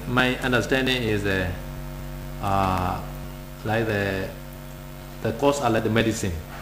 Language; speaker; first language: English; non-native, learner; Burmese